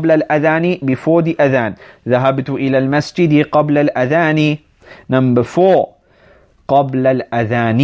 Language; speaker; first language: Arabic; non-native, fluent; English